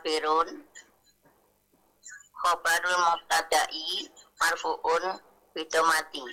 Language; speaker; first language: Arabic; non-native, learner; Indonesian